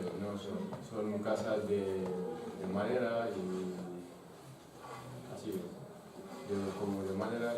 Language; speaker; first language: Spanish; non-native, fluent; Fula